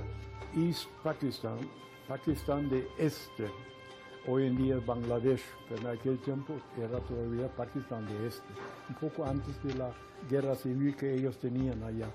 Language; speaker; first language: Spanish; non-native, fluent; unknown